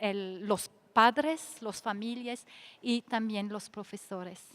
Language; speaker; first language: Spanish; non-native, fluent; French